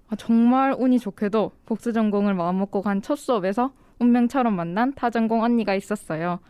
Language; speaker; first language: Korean; native; Korean